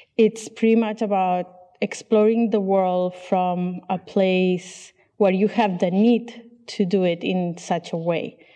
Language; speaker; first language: English; non-native, fluent; Catalan